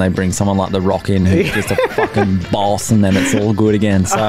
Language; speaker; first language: English; native; English